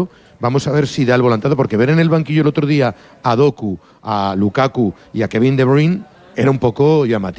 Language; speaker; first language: Spanish; native; Spanish